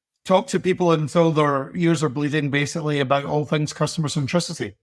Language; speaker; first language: English; native; English